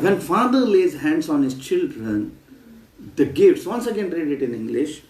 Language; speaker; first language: English; non-native, local second language; Marathi